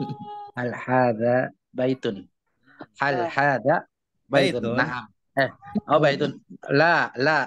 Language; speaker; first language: Arabic; non-native, learner; Indonesian